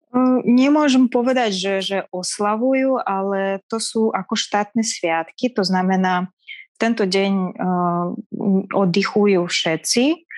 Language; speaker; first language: Slovak; non-native, fluent; Kazakh